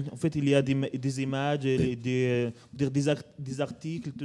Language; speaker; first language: French; non-native, learner; Arabic